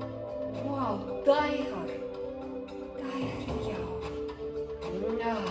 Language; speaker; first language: Dutch; non-native, learner; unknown